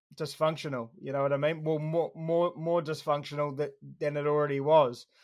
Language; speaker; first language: English; native; English